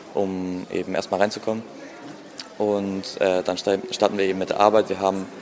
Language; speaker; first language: German; native; German